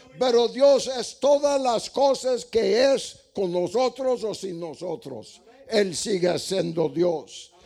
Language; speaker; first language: Spanish; non-native, fluent; English